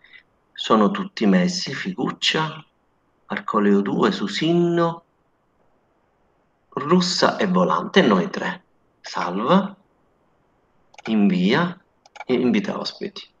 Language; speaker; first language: Italian; native; Italian